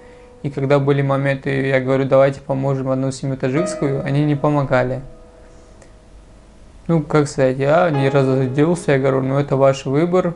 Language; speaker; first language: Russian; non-native, local second language; Tajik